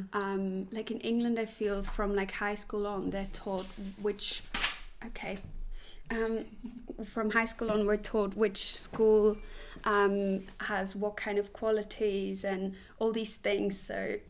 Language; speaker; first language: English; non-native, fluent; Swiss German